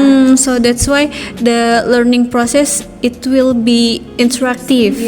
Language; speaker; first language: English; non-native, learner; Indonesian